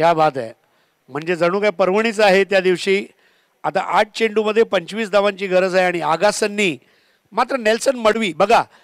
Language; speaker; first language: Marathi; native; Marathi